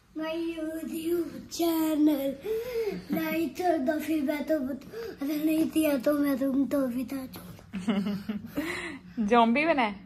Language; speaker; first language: Hindi; non-native, local second language; Punjabi